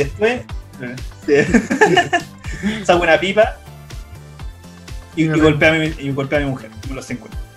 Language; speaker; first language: Spanish; native; Spanish